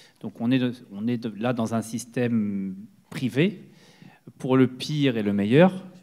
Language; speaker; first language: French; native; French